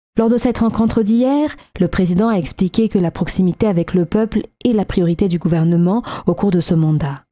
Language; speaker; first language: French; non-native, local second language; Malagasy